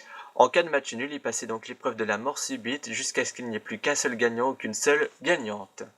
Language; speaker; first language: French; native; French